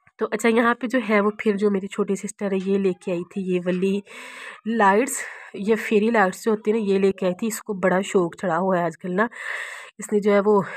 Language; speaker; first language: Urdu; non-native, local second language; Punjabi